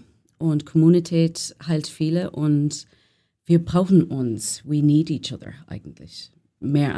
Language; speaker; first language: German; non-native, learner; English